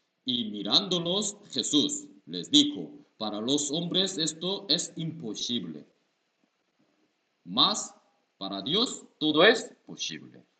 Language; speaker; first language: Spanish; non-native, learner; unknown